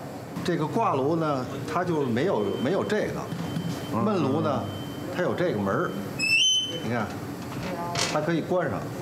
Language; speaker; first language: Chinese; native; Chinese